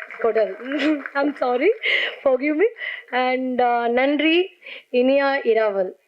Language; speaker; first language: Tamil; non-native, learner; Kannada